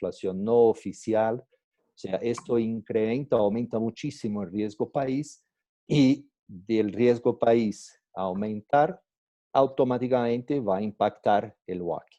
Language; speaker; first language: Spanish; non-native, fluent; Portuguese